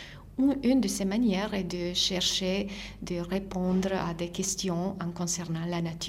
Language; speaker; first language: French; non-native, fluent; Italian